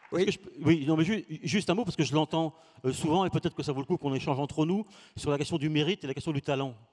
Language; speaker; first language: French; native; French